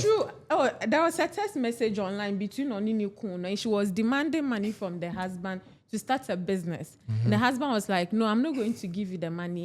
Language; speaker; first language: English; non-native, local second language; Akan